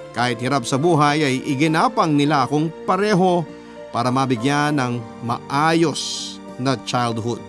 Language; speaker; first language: Filipino; native; Filipino